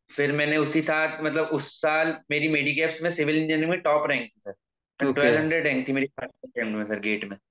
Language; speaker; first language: Hindi; native; Hindi